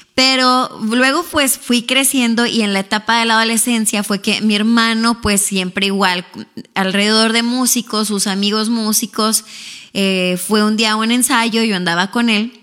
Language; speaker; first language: Spanish; native; Spanish